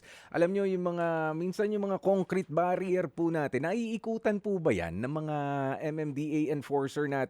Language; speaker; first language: Filipino; native; Filipino